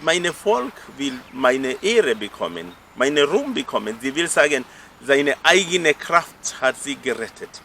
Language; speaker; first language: German; non-native, fluent; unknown